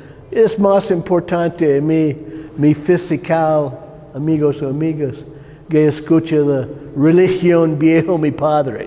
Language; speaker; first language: Spanish; non-native, learner; English